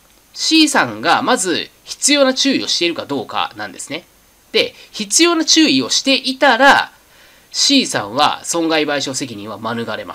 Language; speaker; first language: Japanese; native; Japanese